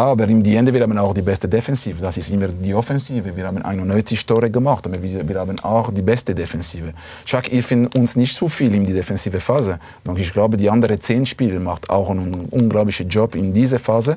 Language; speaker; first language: German; non-native, fluent; Italian